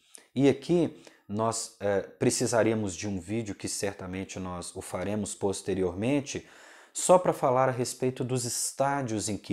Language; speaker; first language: Portuguese; native; Portuguese